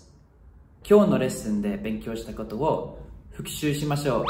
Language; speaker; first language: Japanese; non-native, fluent; Thai